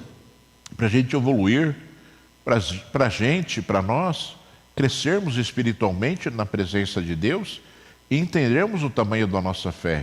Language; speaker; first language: Portuguese; native; Portuguese